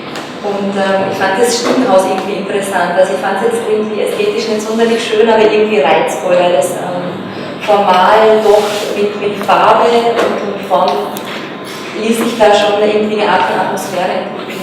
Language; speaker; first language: German; native; German